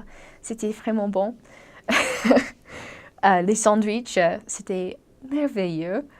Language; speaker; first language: French; non-native, fluent; English